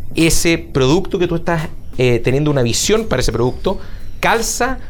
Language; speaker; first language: Spanish; native; Spanish